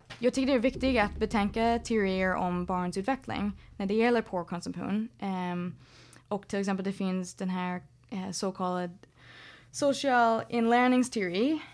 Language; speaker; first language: Swedish; non-native, fluent; English